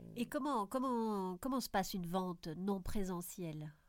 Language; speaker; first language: French; native; French